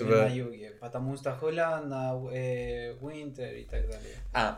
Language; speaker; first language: Russian; non-native, learner; Spanish